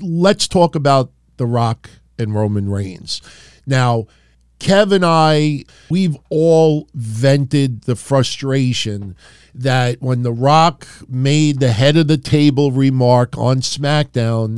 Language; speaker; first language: English; native; English